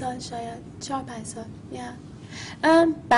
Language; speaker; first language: Persian; native; Persian